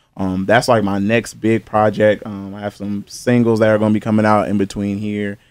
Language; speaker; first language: English; native; English